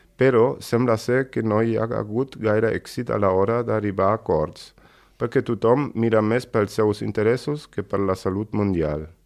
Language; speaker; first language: Catalan; native; Catalan